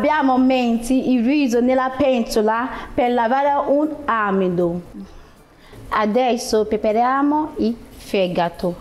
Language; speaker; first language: Italian; non-native, learner; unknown